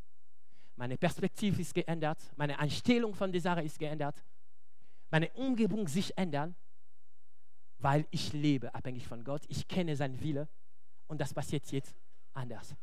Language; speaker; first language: German; non-native, fluent; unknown